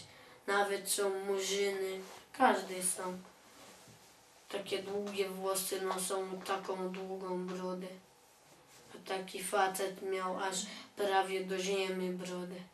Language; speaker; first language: Polish; early bilingual, other home language; Chechen